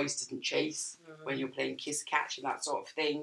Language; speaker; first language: English; native; English